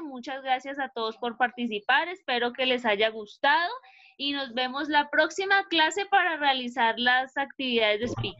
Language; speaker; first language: Spanish; native; Spanish